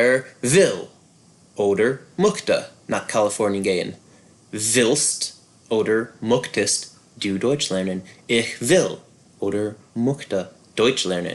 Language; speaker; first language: German; non-native, fluent; English